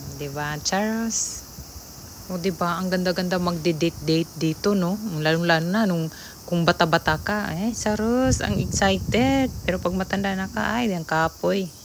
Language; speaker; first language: Filipino; native; Filipino